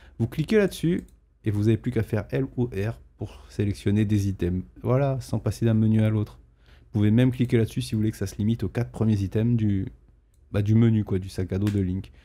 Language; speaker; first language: French; native; French